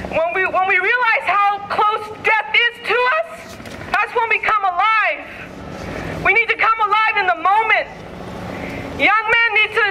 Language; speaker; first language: English; native; English